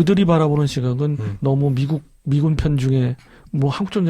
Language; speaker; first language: Korean; native; Korean